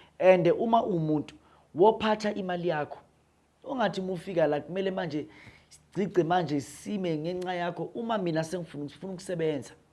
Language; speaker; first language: Zulu; non-native, local second language; Northern Sotho